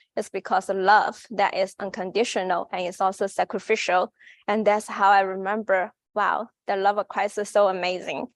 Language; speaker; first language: English; non-native, fluent; Chinese